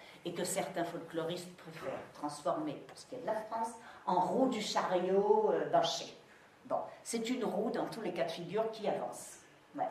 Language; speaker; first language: French; native; French